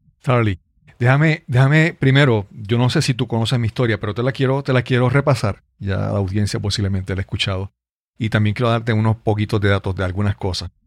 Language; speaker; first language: Spanish; native; Spanish